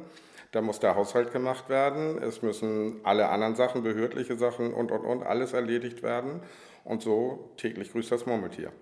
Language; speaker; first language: German; native; German